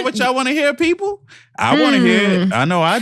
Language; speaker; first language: English; native; English